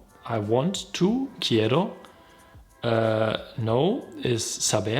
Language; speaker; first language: Spanish; non-native, learner; German